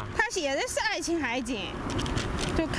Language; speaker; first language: Chinese; native; Chinese